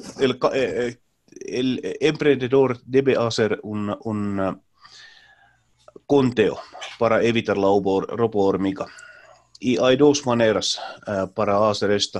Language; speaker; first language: Spanish; non-native, learner; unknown